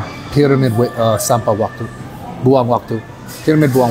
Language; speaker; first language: Indonesian; non-native, learner; English